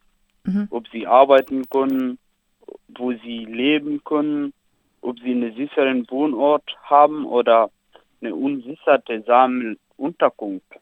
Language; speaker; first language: German; non-native, learner; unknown